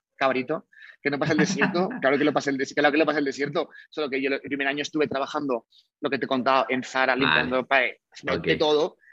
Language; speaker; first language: Spanish; native; Spanish